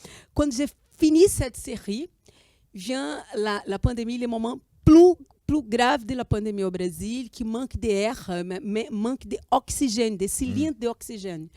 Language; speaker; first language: French; non-native, fluent; Portuguese